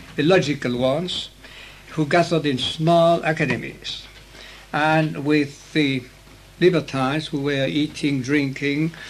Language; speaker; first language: English; non-native, fluent; French